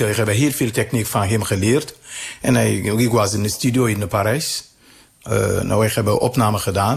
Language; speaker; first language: Dutch; non-native, learner; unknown